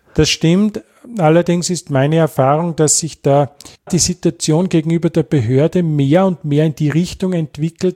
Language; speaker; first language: German; native; German